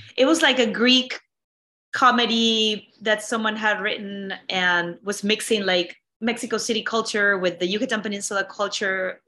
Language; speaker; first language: English; non-native, fluent; Spanish